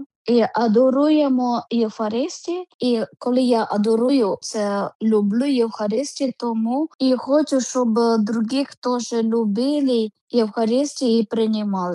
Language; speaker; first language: Ukrainian; non-native, learner; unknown